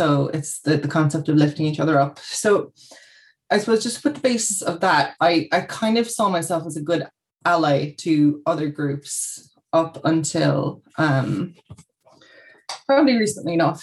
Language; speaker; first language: English; native; English